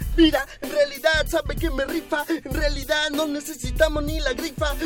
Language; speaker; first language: Spanish; native; Spanish